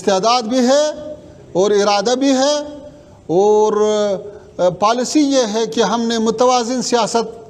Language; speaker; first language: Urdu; non-native, fluent; Pashto